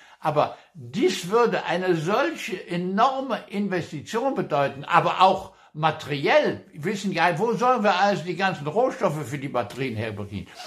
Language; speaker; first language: German; non-native, local second language; Luxembourgish